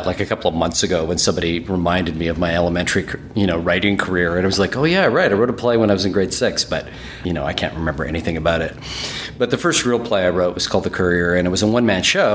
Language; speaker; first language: English; early bilingual, other home language; German